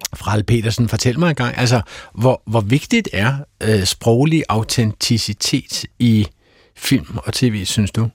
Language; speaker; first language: Danish; native; Danish